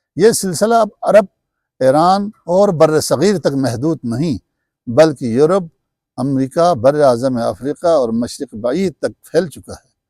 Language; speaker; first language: Urdu; non-native, local second language; Balti